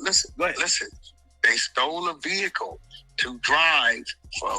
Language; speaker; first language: English; native; English